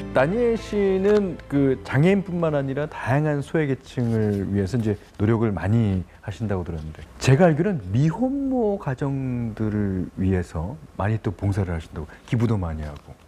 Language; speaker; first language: Korean; native; Korean